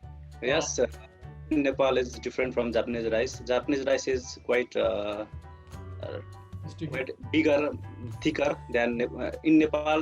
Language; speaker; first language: English; non-native, fluent; Nepali